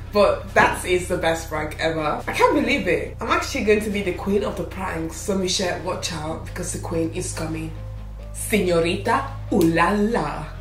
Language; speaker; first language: English; native; English